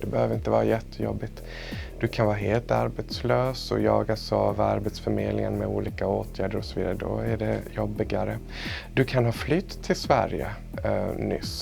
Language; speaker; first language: Swedish; native; Swedish